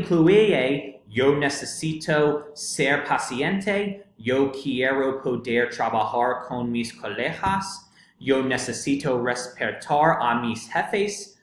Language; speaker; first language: Spanish; non-native, learner; English